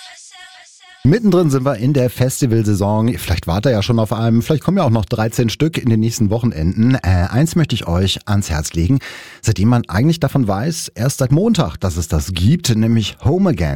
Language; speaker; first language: German; native; German